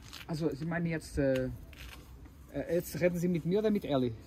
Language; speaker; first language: German; early bilingual, heritage; Portuguese